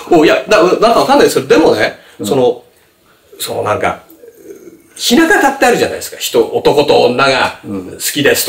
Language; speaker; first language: Japanese; native; Japanese